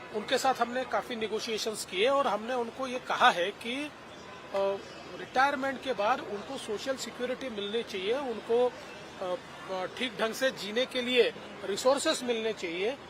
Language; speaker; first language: Hindi; non-native, local second language; Marathi